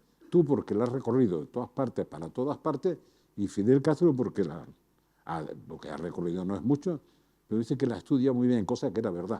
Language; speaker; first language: Spanish; native; Spanish